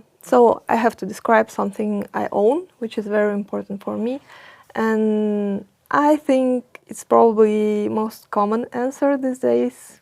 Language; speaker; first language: English; non-native, fluent; Russian